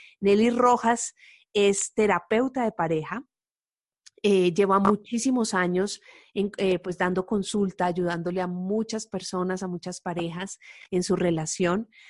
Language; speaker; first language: Spanish; native; Spanish